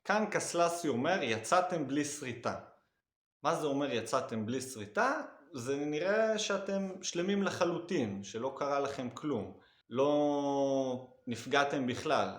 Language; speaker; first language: Hebrew; native; Hebrew